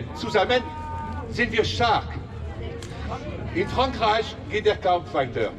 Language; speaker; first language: German; non-native, learner; French